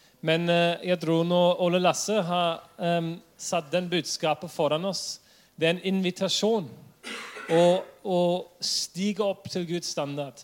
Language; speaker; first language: Norwegian; non-native, fluent; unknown